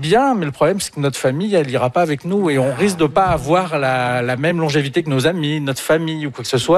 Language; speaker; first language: French; native; French